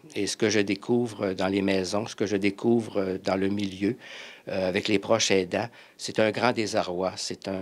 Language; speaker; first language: French; native; French